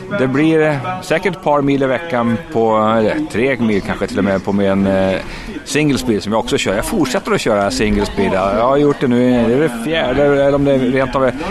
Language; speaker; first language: Swedish; native; Swedish